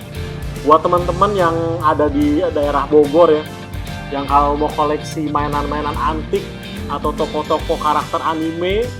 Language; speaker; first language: Indonesian; native; Indonesian